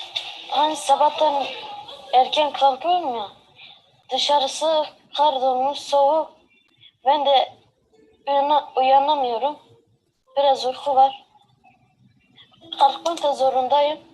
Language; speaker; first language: Turkish; early bilingual, other home language; Arabic